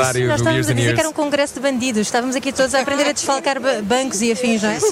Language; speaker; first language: Portuguese; native; Portuguese